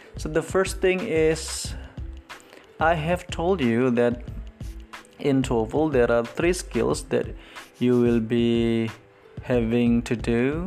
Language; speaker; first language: English; non-native, fluent; Indonesian